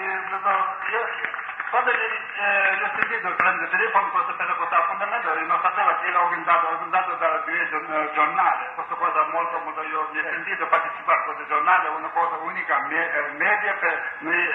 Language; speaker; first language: Italian; non-native, learner; Tibetan